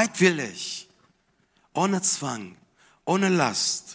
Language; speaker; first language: German; non-native, fluent; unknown